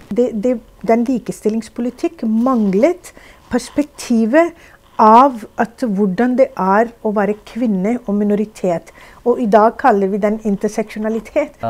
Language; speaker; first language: Norwegian; non-native, fluent; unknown